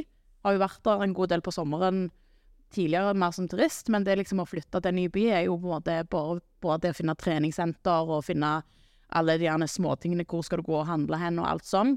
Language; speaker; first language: Norwegian; native; Norwegian